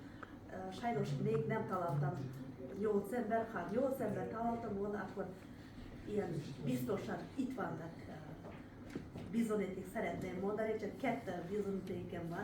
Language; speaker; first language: Hungarian; non-native, learner; Kazakh